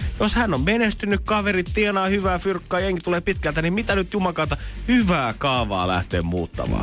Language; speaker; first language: Finnish; native; Finnish